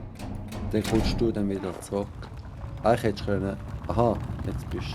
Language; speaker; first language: German; native; German